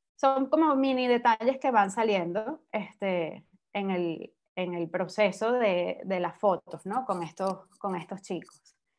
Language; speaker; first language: Spanish; native; Spanish